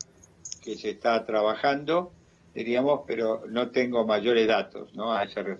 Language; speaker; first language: Spanish; native; Spanish